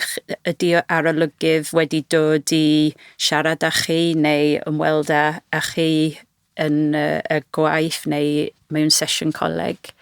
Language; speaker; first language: Welsh; non-native, fluent; English